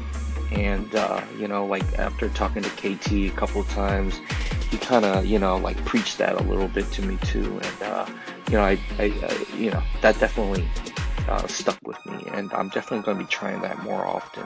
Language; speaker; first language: English; early bilingual, other home language; Chinese